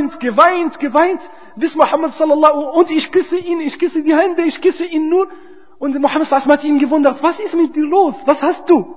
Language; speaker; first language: German; non-native, fluent; Arabic